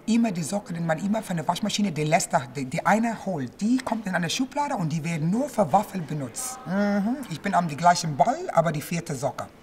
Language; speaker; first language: German; non-native, fluent; English